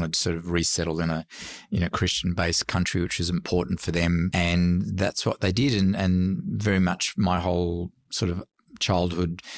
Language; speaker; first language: English; early bilingual, other home language; Arabic